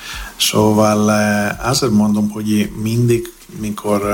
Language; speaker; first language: Hungarian; non-native, learner; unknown